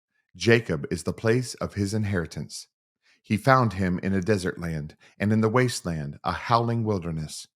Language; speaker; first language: English; native; English